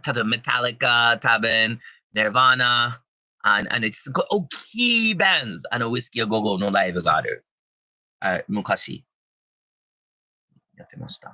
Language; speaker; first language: Japanese; non-native, learner; English